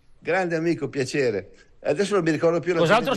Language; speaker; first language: Italian; native; Italian